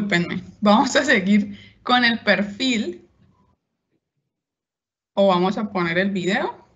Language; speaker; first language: Spanish; native; Spanish